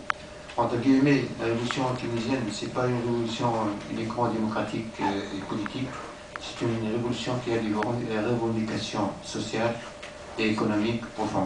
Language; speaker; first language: French; non-native, local second language; Arabic